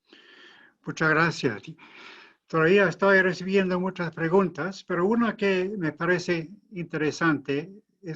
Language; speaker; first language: Spanish; non-native, fluent; English